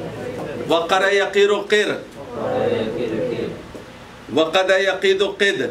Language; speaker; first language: Arabic; non-native, fluent; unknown